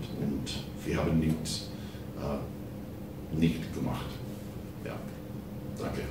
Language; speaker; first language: German; non-native, fluent; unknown